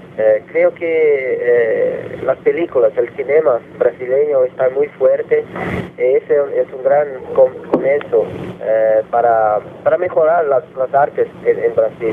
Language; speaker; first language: Spanish; non-native, fluent; Portuguese